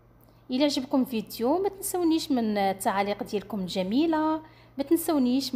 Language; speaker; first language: Arabic; native; Arabic